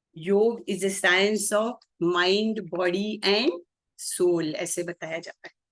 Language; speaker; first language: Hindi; non-native, local second language; Marathi